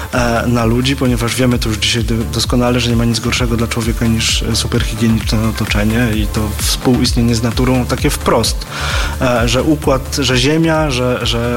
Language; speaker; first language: Polish; native; Polish